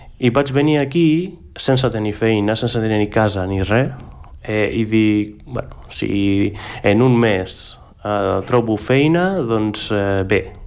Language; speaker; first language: Catalan; non-native, fluent; Greek